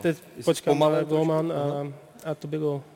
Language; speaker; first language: Czech; non-native, learner; Dutch